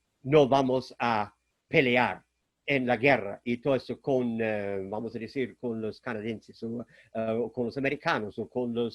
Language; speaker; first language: Spanish; non-native, fluent; German